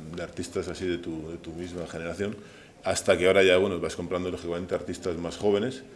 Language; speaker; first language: Spanish; native; Spanish